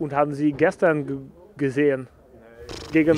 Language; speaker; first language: German; non-native, learner; Dutch